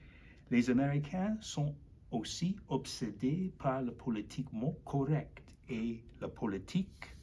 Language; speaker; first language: French; non-native, learner; English